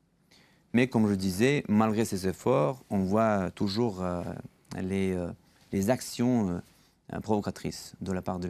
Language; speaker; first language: French; non-native, fluent; Georgian